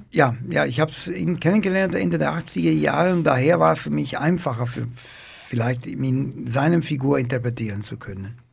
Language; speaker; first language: German; non-native, fluent; Italian